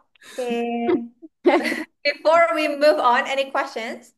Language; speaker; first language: English; non-native, fluent; Indonesian